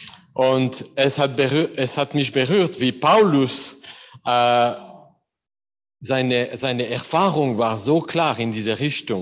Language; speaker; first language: German; non-native, learner; English